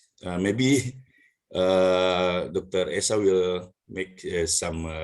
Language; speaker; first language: English; non-native, learner; Indonesian